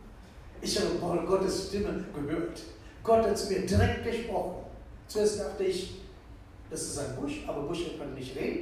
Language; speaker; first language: German; non-native, fluent; Tamil